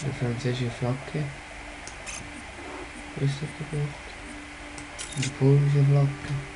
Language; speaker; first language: German; non-native, learner; Spanish